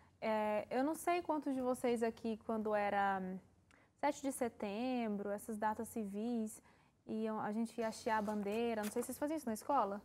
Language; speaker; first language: Portuguese; native; Portuguese